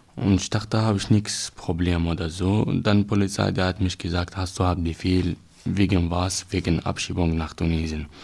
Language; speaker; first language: German; non-native, learner; Arabic